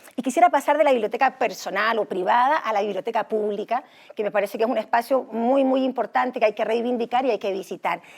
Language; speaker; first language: Spanish; native; Spanish